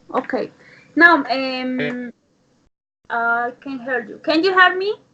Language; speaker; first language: English; non-native, learner; Spanish